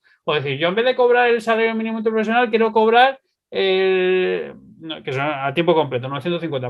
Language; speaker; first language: Spanish; native; Spanish